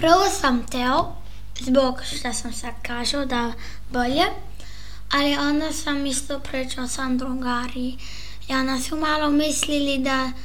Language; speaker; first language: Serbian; early bilingual, heritage; Serbian